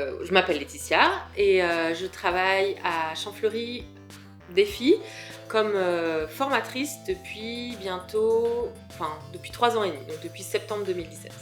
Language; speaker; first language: French; native; French